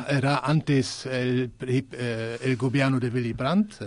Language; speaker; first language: Spanish; non-native, learner; German